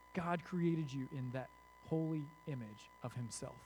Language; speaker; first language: English; native; English